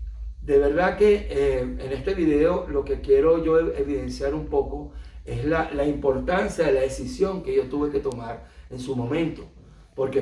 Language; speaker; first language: Spanish; native; Spanish